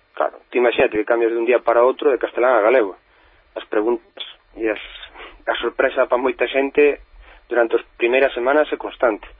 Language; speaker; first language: Galician; non-native, local second language; Spanish